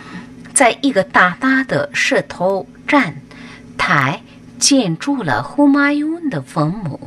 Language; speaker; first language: Chinese; non-native, fluent; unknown